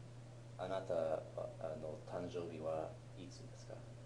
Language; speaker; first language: Japanese; non-native, learner; English